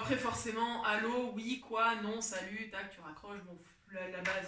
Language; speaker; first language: French; native; French